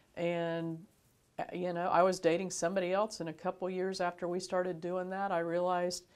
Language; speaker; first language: English; native; English